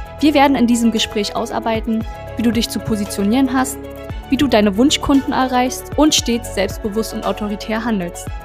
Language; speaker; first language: German; native; German